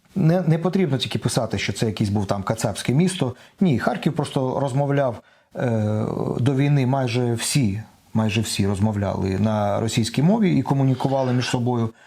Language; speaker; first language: Ukrainian; non-native, local second language; Russian